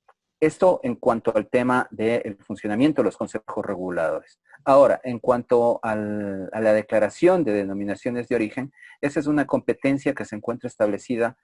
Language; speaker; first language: Spanish; native; Spanish